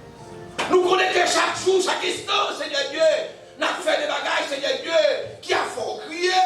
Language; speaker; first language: French; non-native, local second language; Haitian Creole